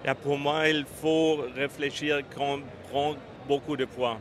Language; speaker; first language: French; non-native, fluent; German